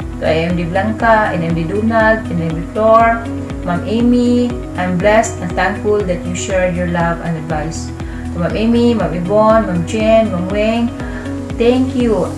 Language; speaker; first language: English; non-native, local second language; Filipino